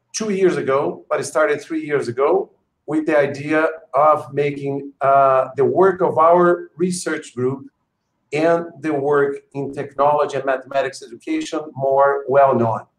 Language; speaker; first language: English; non-native, fluent; Portuguese